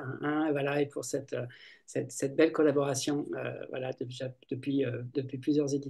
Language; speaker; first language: French; native; French